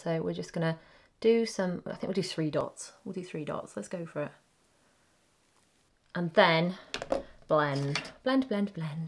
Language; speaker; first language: English; native; English